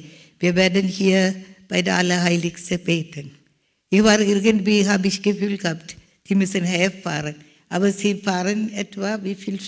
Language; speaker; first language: German; non-native, learner; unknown